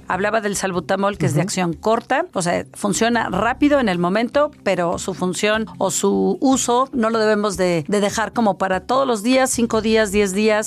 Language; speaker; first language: Spanish; native; Spanish